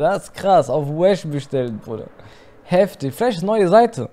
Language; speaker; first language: German; native; German